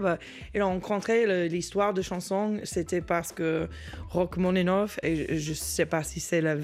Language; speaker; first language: French; non-native, learner; English